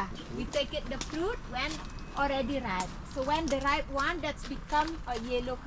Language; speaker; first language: English; non-native, learner; Balinese